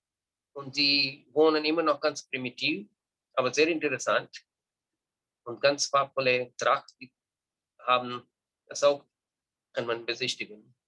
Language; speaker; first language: German; non-native, learner; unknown